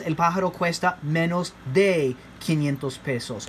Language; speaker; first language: Spanish; non-native, fluent; English